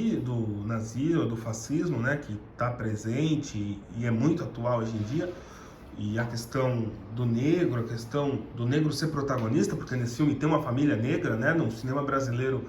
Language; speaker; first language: Portuguese; native; Portuguese